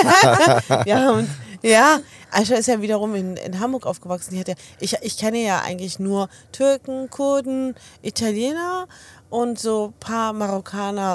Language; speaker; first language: German; early bilingual, other home language; Arabic